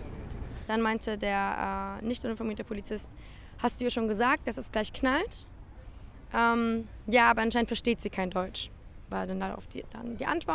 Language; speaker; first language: German; native; German